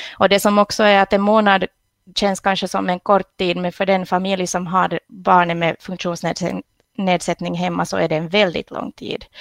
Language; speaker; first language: Swedish; native; Swedish